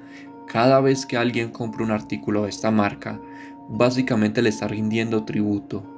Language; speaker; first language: Spanish; native; Spanish